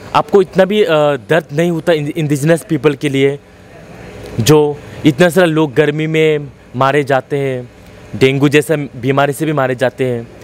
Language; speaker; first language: Hindi; non-native, local second language; Kok Borok